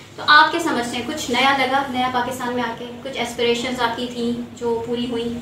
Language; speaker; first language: Urdu; native; Urdu